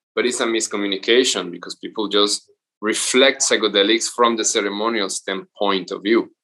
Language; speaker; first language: English; non-native, fluent; Spanish